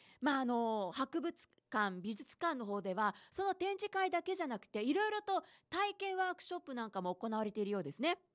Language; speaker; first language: Japanese; native; Japanese